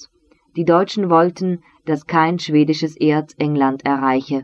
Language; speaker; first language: German; native; German